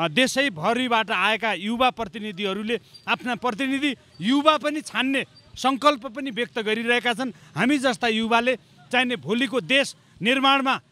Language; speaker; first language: Nepali; native; Nepali